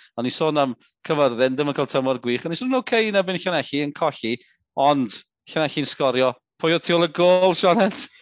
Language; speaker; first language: Welsh; native; Welsh